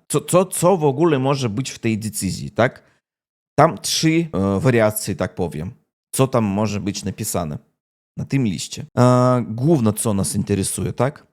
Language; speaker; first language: Polish; non-native, learner; Russian